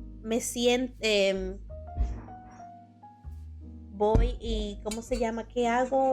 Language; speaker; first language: Spanish; early bilingual, heritage; Spanish